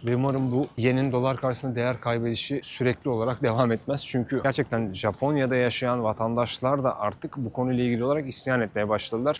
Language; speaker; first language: Turkish; native; Turkish